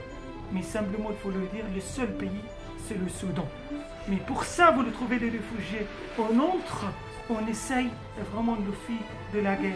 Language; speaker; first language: French; non-native, fluent; Arabic